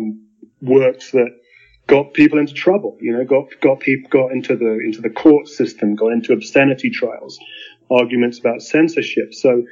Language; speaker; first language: English; native; English